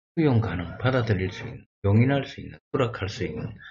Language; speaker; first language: Korean; native; Korean